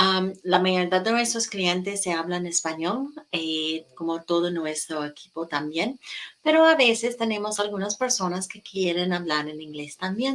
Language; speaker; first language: Spanish; non-native, fluent; English